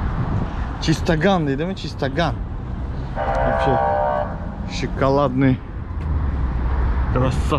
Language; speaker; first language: Russian; non-native, local second language; Uzbek